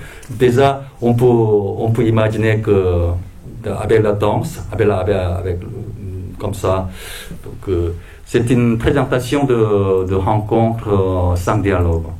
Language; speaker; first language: French; non-native, fluent; Korean